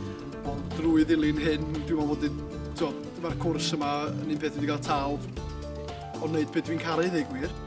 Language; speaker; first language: Welsh; native; Welsh